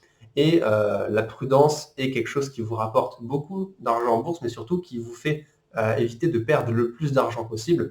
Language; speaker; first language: French; native; French